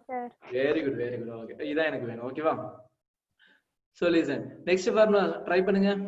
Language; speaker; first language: Tamil; native; Tamil